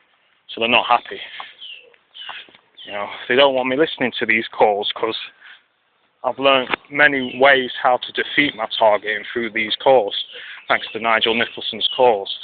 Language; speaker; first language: English; native; English